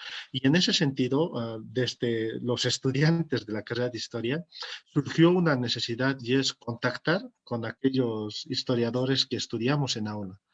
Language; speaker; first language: Spanish; native; Spanish